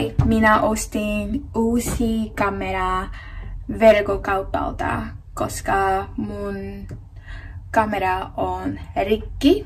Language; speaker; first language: Finnish; non-native, learner; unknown